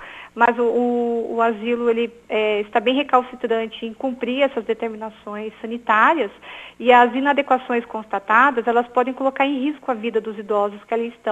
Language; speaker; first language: Portuguese; native; Portuguese